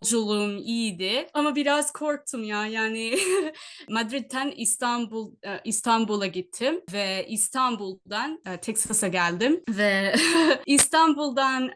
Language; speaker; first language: Turkish; non-native, fluent; Telugu